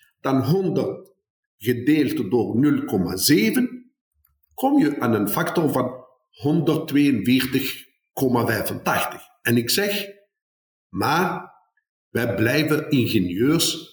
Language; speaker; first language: Dutch; non-native, fluent; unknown